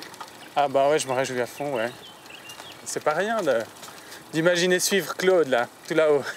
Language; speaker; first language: French; native; French